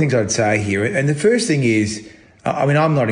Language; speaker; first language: English; native; English